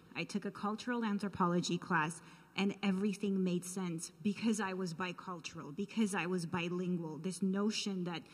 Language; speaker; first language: English; early bilingual, other home language; Armenian